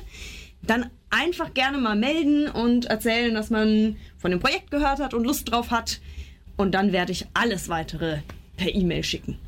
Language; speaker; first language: German; native; German